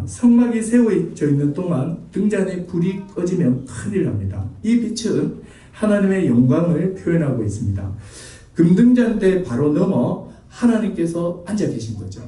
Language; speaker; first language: Korean; native; Korean